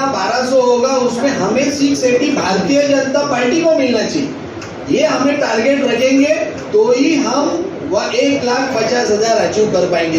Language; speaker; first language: Hindi; non-native, local second language; Marathi